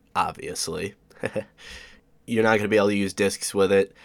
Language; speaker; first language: English; native; English